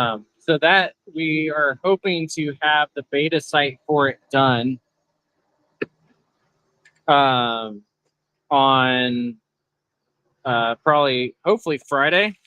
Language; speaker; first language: English; native; English